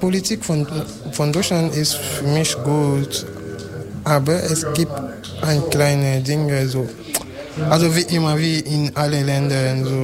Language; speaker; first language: German; non-native, learner; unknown